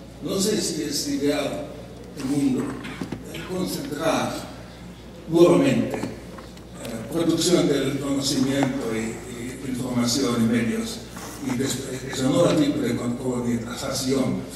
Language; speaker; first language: Spanish; non-native, fluent; Finnish